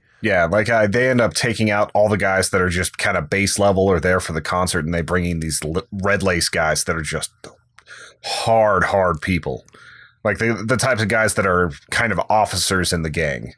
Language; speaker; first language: English; native; English